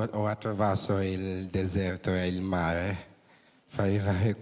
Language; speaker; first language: Italian; non-native, learner; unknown